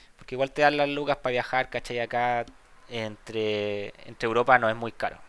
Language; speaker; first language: Spanish; native; Spanish